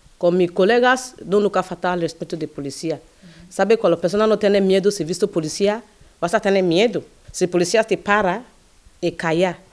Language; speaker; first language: Spanish; non-native, learner; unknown